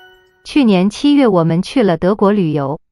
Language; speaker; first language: Chinese; non-native, learner; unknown